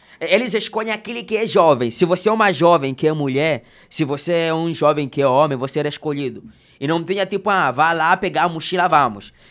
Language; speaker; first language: Portuguese; non-native, local second language; Makhuwa